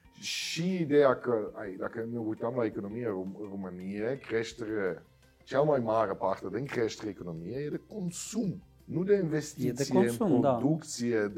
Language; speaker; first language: Romanian; non-native, learner; Dutch